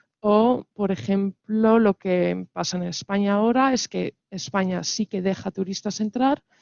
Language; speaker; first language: Spanish; non-native, fluent; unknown